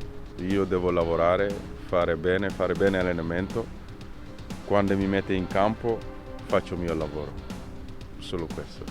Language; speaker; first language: Italian; non-native, fluent; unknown